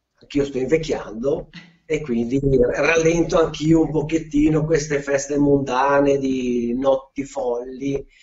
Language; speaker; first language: Italian; native; Italian